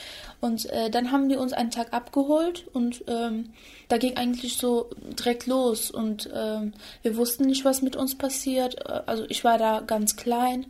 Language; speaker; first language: German; early bilingual, other home language; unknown